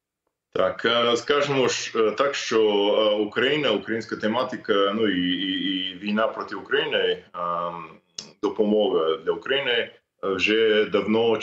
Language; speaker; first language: Ukrainian; non-native, fluent; English